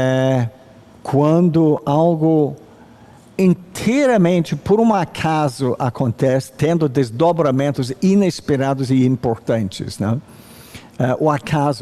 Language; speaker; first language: Portuguese; non-native, fluent; English